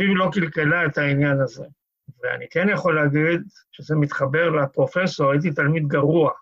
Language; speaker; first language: Hebrew; native; Hebrew